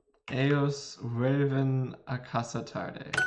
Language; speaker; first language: Spanish; non-native, learner; English